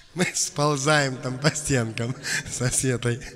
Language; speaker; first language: Russian; non-native, local second language; Ukrainian